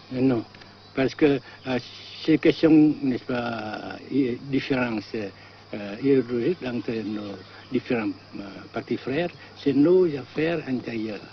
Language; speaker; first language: French; non-native, local second language; Vietnamese